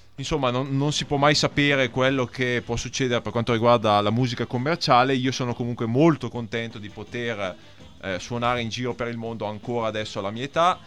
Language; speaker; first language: Italian; native; Italian